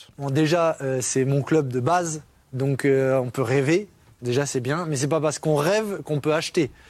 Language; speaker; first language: French; native; French